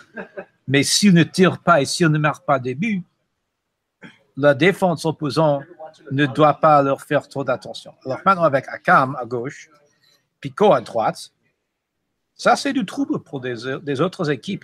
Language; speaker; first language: French; non-native, fluent; English